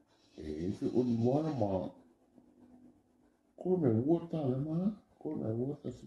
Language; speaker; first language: Finnish; non-native, learner; Thai